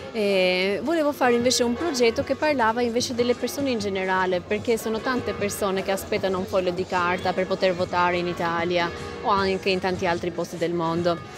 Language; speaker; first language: Italian; non-native, fluent; Albanian